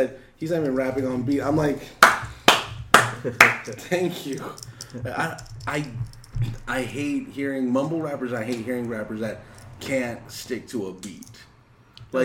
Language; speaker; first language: English; native; English